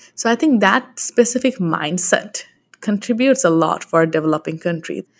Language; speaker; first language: English; non-native, local second language; Bangla